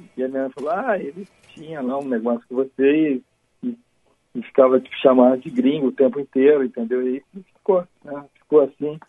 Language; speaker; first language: Portuguese; native; Portuguese